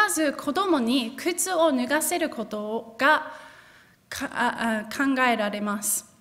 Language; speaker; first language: Japanese; non-native, fluent; English